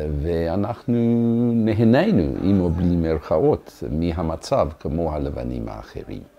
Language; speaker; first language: Hebrew; non-native, fluent; English